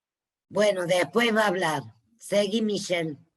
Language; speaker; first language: Spanish; native; Spanish